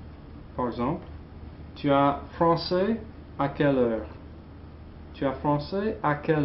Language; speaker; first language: French; non-native, fluent; English